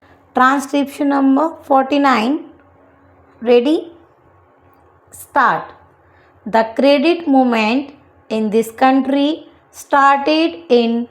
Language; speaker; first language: English; non-native, local second language; Hindi